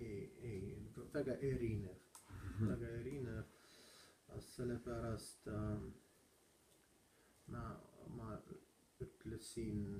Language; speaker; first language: Estonian; non-native, learner; Russian